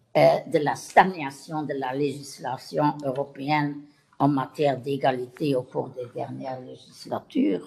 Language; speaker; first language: French; non-native, local second language; Luxembourgish